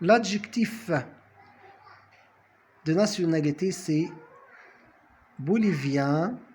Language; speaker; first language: French; non-native, fluent; Arabic